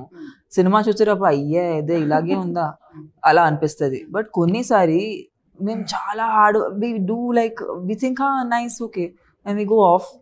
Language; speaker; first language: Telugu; non-native, learner; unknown